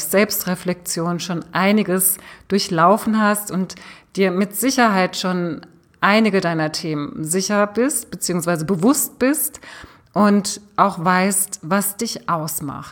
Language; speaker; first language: German; native; German